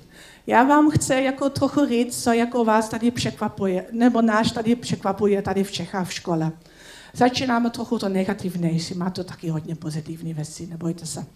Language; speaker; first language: Czech; non-native, learner; Dutch